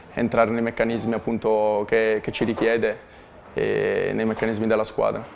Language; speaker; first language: Italian; native; Italian